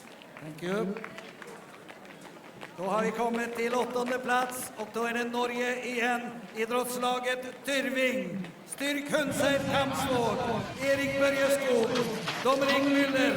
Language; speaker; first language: Swedish; native; Swedish